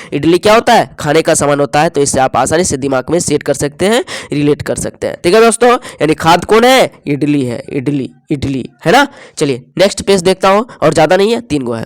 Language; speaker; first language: Hindi; native; Hindi